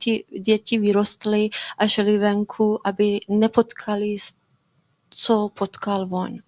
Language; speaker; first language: Czech; non-native, fluent; Persian